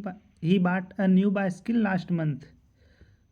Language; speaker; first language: English; non-native, local second language; Hindi